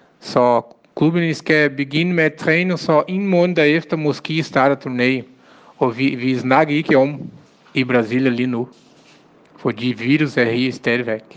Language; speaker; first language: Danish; non-native, learner; Portuguese